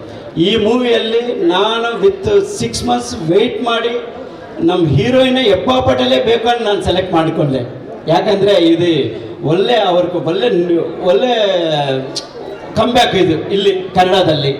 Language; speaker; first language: Kannada; non-native, local second language; Telugu